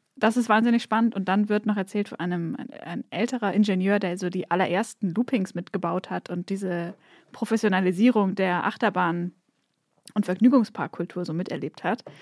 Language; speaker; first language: German; native; German